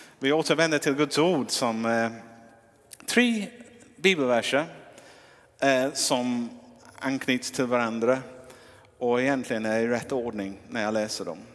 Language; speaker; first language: Swedish; non-native, fluent; English